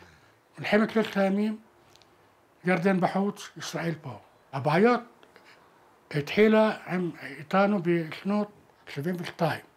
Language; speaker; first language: Hebrew; non-native, local second language; Arabic